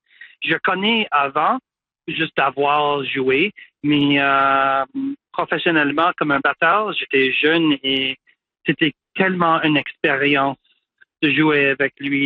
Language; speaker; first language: French; non-native, local second language; English